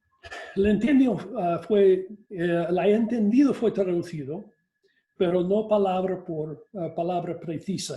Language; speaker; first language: Spanish; non-native, fluent; English